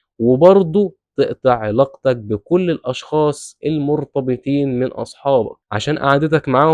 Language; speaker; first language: Arabic; native; Arabic